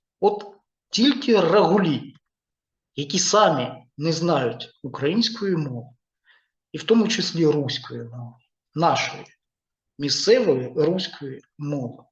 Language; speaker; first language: Ukrainian; non-native, local second language; Russian